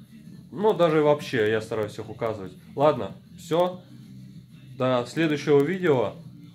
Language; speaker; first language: Russian; native; Russian